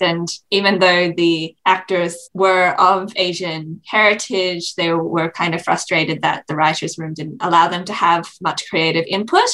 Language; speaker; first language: English; native; English